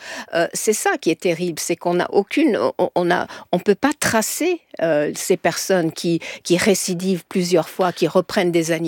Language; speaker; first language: French; native; French